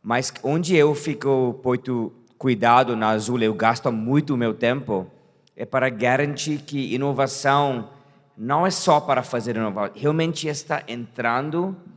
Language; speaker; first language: Portuguese; non-native, fluent; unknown